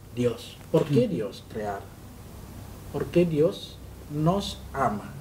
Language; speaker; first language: Spanish; non-native, learner; Indonesian